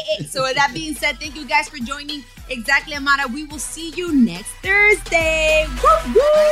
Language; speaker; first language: English; early bilingual, other home language; Spanish